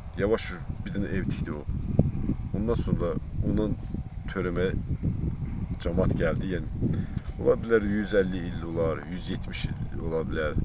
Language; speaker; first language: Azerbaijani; non-native, local second language; Lezghian